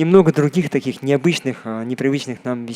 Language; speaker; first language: Russian; native; Russian